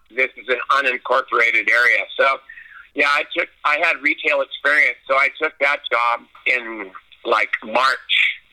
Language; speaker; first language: English; native; English